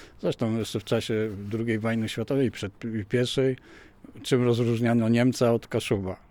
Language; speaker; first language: Polish; native; Polish